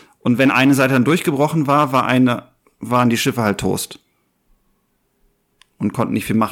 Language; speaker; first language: German; native; German